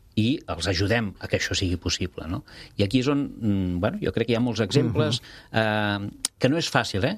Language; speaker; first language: Catalan; native; Catalan